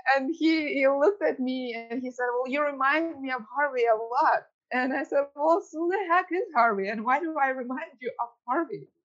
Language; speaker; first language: English; early bilingual, other home language; Ukrainian